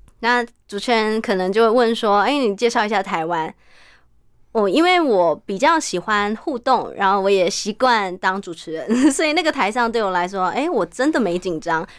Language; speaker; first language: Chinese; native; Chinese